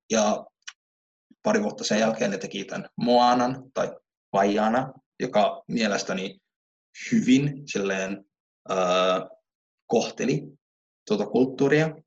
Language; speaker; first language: Finnish; early bilingual, other home language; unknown